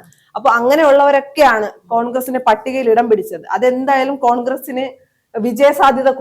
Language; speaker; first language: Malayalam; native; Malayalam